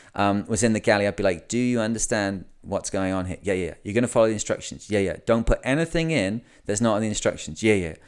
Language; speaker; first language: English; native; English